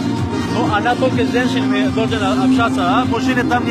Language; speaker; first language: Russian; non-native, learner; Spanish